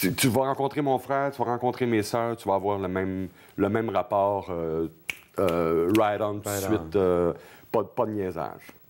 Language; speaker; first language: French; native; French